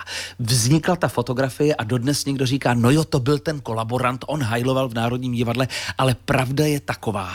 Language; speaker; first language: Czech; native; Czech